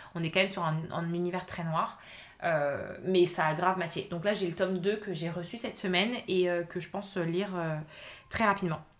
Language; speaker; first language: French; native; French